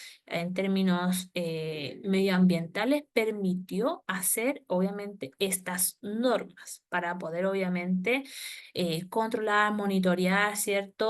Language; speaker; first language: Spanish; native; Spanish